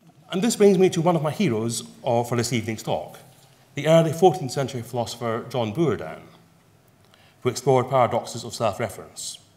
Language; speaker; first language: English; native; English